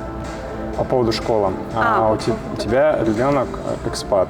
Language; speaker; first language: Russian; native; Russian